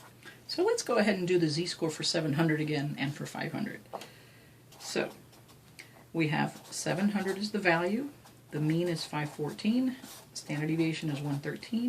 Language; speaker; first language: English; native; English